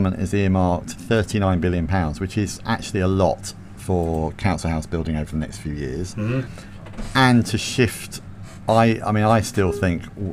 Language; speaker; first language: English; native; English